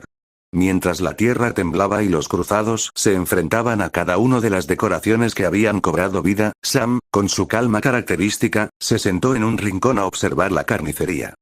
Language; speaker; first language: Spanish; native; Spanish